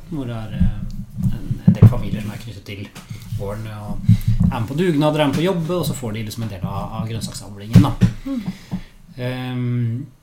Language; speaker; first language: Norwegian; native; Norwegian